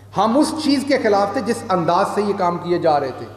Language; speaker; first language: Urdu; non-native, local second language; Punjabi